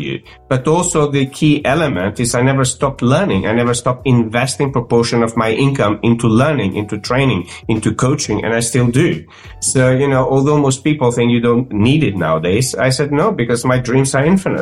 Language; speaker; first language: English; non-native, fluent; Macedonian